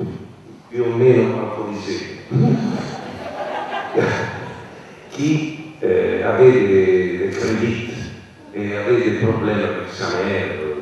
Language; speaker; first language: French; non-native, learner; Italian